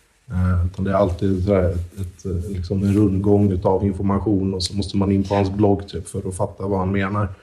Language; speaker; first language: Swedish; native; Swedish